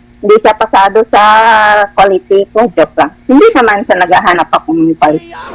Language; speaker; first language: Filipino; non-native, local second language; Hiligaynon